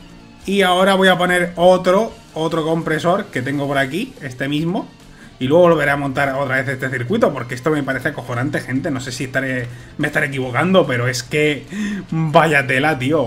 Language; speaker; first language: Spanish; native; Spanish